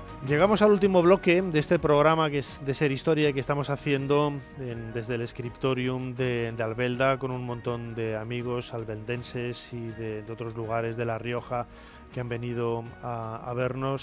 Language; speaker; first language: Spanish; native; Spanish